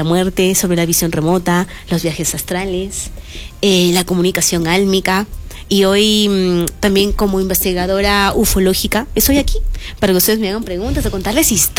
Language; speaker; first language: Spanish; native; Spanish